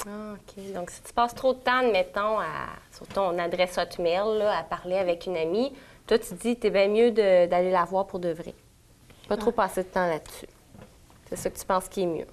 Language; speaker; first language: French; native; French